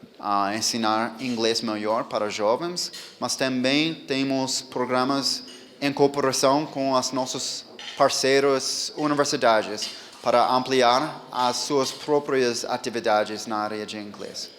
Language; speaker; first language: Portuguese; non-native, fluent; English